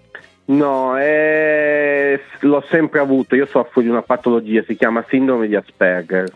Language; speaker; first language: Italian; native; Italian